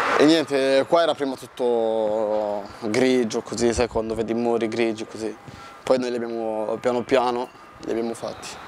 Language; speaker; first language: Italian; early bilingual, other home language; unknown